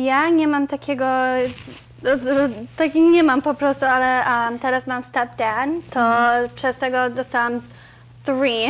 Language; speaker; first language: Polish; early bilingual, other home language; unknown